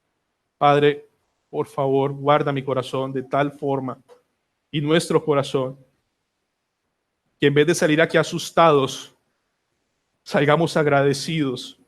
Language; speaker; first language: Spanish; native; Spanish